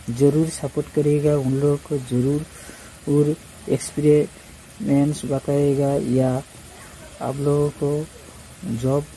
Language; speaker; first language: Hindi; non-native, local second language; Bangla